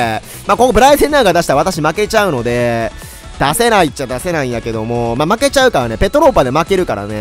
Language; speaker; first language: Japanese; native; Japanese